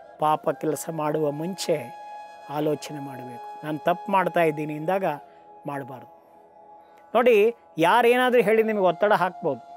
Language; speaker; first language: Kannada; native; Kannada